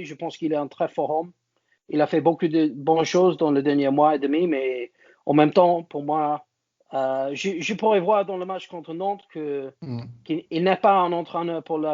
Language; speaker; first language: French; non-native, learner; English